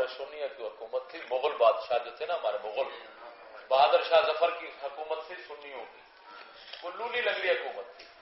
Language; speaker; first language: Urdu; non-native, local second language; Punjabi